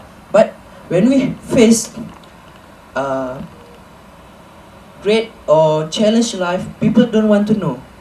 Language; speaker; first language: English; non-native, local second language; Malay